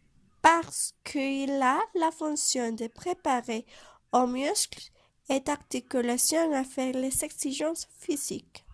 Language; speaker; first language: French; non-native, learner; Spanish